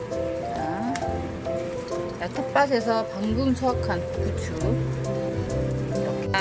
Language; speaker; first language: Korean; native; Korean